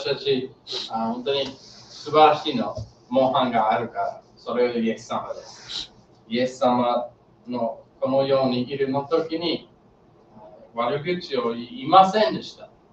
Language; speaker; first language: Japanese; non-native, learner; English